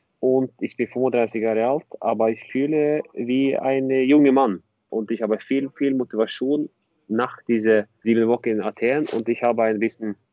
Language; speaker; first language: German; non-native, fluent; Norwegian